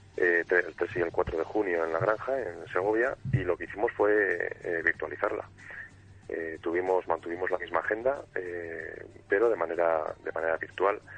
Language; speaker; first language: Spanish; native; Spanish